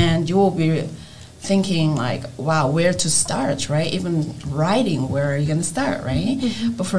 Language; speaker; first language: English; non-native, fluent; Korean